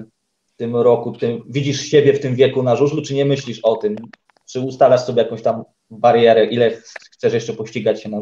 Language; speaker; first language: Polish; native; Polish